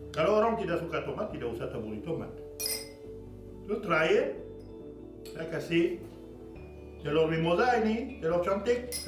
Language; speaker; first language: Indonesian; non-native, fluent; French